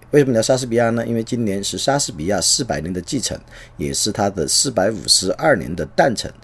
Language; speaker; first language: Chinese; native; Chinese